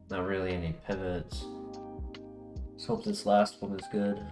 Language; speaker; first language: English; native; English